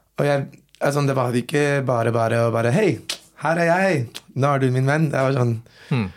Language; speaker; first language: Norwegian; non-native, fluent; English